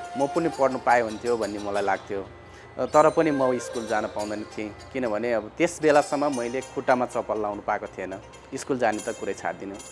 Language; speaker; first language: Nepali; non-native, local second language; Eastern Tamang